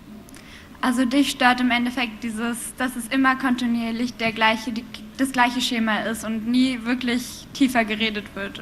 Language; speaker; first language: German; native; German